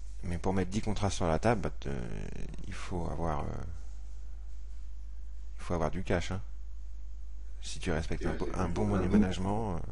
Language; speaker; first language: French; native; French